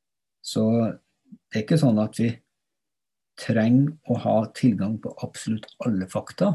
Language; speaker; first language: Norwegian; native; Norwegian